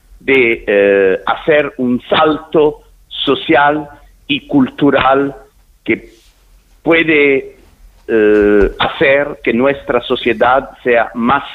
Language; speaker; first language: Spanish; non-native, fluent; Italian